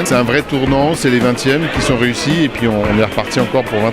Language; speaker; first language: French; native; French